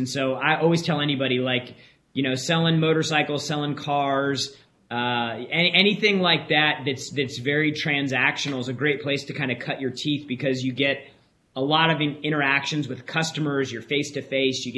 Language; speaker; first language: English; native; English